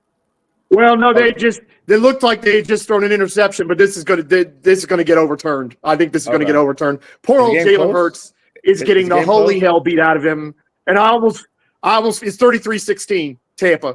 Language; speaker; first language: English; native; English